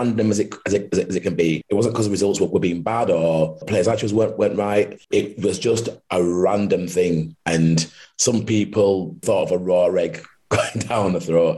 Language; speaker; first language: English; native; English